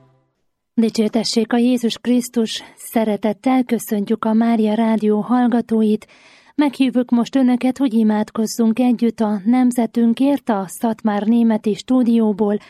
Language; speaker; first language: Hungarian; native; Hungarian